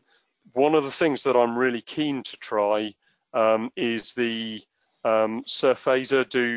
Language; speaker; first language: English; native; English